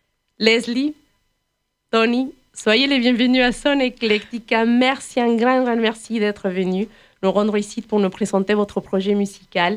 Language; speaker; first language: French; native; French